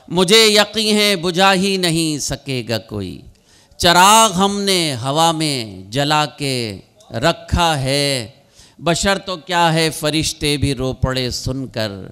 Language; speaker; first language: Urdu; native; Urdu